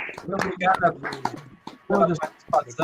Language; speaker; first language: Portuguese; native; Portuguese